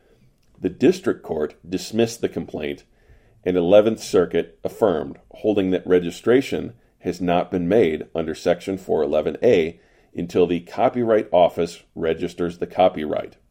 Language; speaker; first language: English; native; English